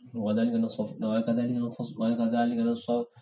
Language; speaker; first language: Arabic; non-native, learner; Indonesian